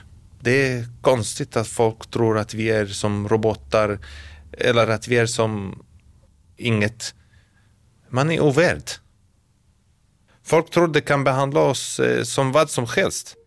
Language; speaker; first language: Swedish; non-native, fluent; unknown